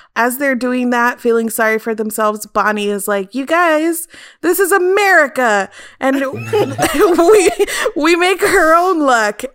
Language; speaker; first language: English; native; English